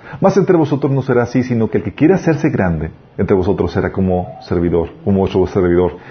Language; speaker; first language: Spanish; native; Spanish